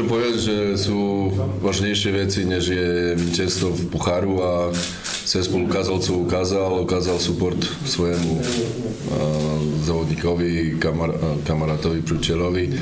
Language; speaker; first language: Polish; non-native, learner; Slovak